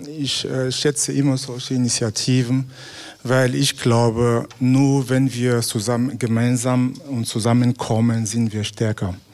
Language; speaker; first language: German; non-native, fluent; French